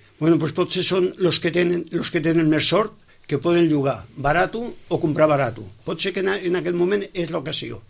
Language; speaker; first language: Catalan; non-native, local second language; Spanish